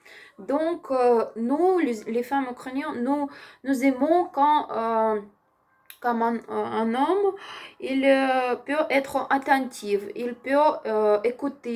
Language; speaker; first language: French; non-native, learner; Ukrainian